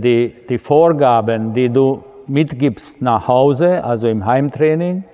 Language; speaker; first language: German; non-native, fluent; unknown